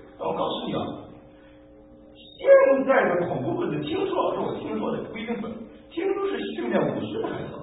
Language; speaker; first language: Chinese; native; Chinese